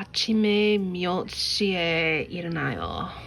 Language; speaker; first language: Korean; non-native, learner; English